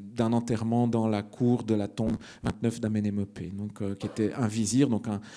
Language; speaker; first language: French; native; French